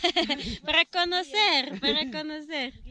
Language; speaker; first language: Spanish; non-native, fluent; Dutch